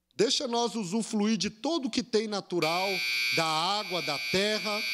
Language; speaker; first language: Portuguese; native; Portuguese